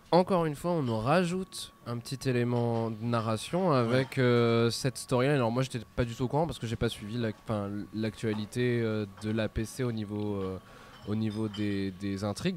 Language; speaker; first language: French; native; French